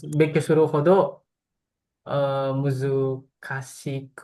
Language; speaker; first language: Japanese; non-native, learner; Indonesian